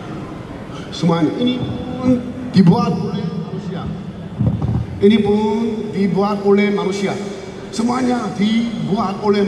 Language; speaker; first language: Indonesian; non-native, learner; Korean